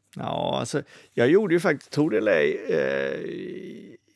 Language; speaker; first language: Swedish; native; Swedish